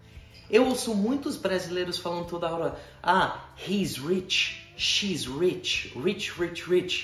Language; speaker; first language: Portuguese; non-native, fluent; English